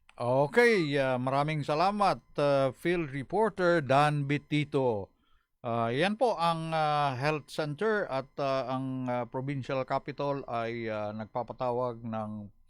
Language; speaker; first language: Filipino; non-native, local second language; Bikol